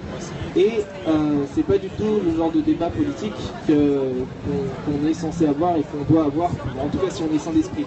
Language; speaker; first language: French; native; French